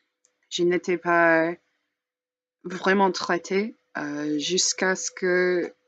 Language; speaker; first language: French; non-native, learner; English